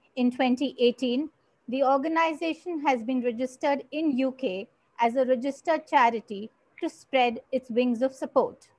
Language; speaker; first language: English; non-native, local second language; Marathi